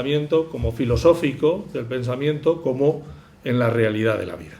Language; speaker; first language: Spanish; native; Spanish